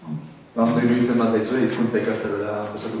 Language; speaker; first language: Basque; non-native, local second language; Spanish